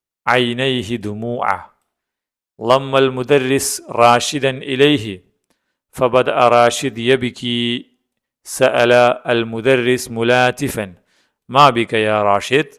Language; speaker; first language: Arabic; non-native, fluent; Malayalam